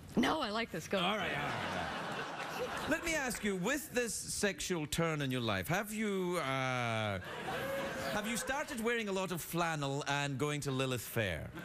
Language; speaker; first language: English; native; English